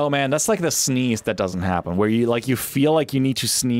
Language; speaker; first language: English; native; English